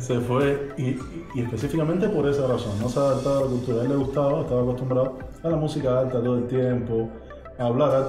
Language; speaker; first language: Spanish; native; Spanish